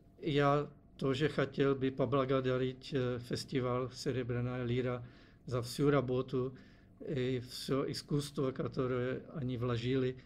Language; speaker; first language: Russian; non-native, learner; Czech